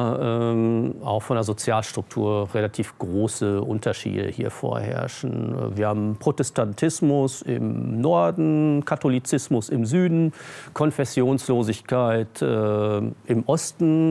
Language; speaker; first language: German; native; German